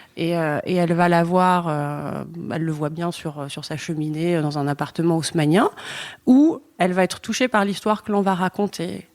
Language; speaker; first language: French; native; French